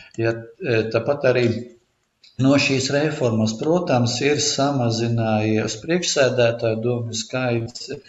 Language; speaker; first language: Latvian; non-native, local second language; Russian